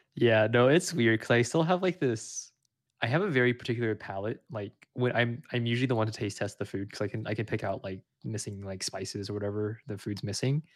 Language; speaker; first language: English; early bilingual, other home language; Vietnamese